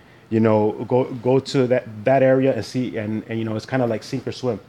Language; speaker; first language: English; early bilingual, other home language; Spanish